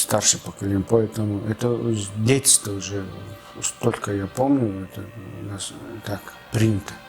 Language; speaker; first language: Russian; non-native, fluent; Mongolian